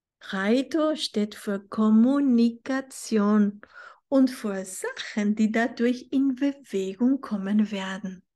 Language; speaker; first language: German; non-native, fluent; Spanish